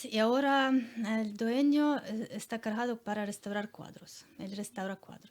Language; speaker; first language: Spanish; non-native, learner; Ukrainian